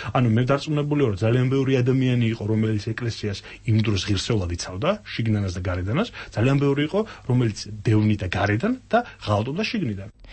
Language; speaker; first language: Georgian; native; Georgian